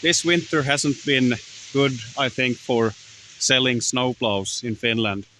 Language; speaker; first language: English; non-native, learner; Swedish